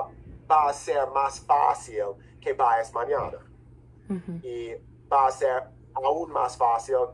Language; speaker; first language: Spanish; non-native, fluent; English